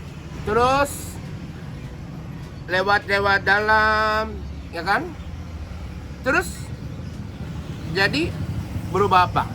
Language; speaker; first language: Indonesian; non-native, fluent; Japanese